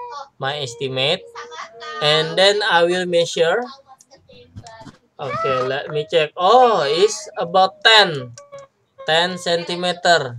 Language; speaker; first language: English; non-native, learner; Indonesian